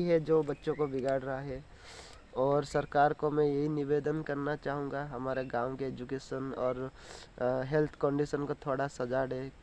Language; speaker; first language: Hindi; non-native, local second language; Odia